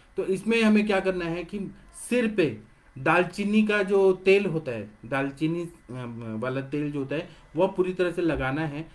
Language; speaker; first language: Hindi; non-native, local second language; Marathi